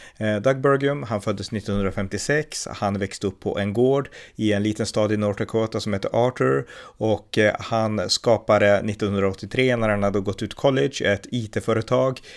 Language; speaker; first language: Swedish; native; Swedish